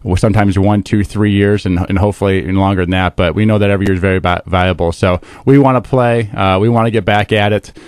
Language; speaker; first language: English; native; English